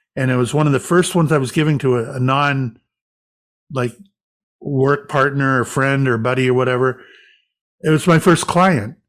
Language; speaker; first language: English; native; English